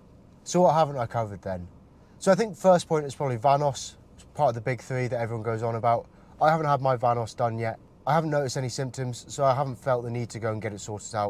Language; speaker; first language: English; native; English